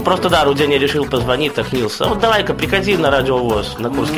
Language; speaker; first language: Russian; native; Russian